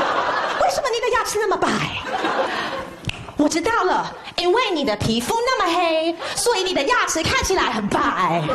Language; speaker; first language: Chinese; non-native, fluent; English